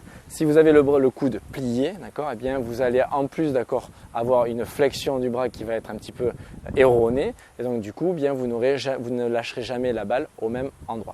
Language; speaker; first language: French; native; French